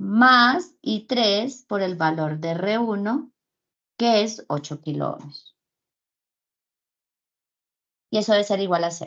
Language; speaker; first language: Spanish; native; Spanish